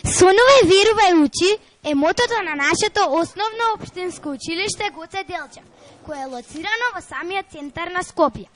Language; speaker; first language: Macedonian; native; Macedonian